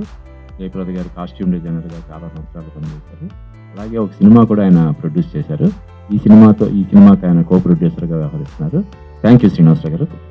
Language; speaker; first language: Telugu; native; Telugu